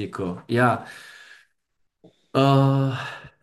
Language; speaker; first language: German; non-native, learner; Turkish